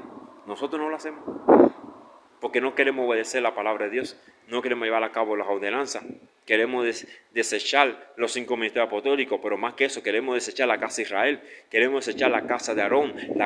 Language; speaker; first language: Spanish; native; Spanish